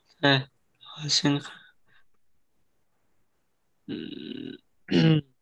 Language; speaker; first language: Chinese; early bilingual, heritage; Chinese